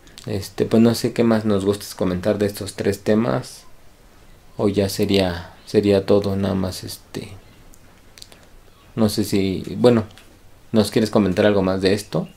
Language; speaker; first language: Spanish; native; Spanish